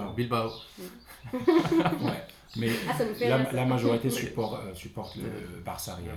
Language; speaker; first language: French; non-native, local second language; Arabic